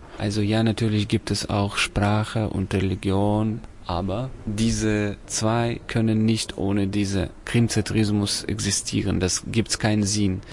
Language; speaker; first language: German; non-native, fluent; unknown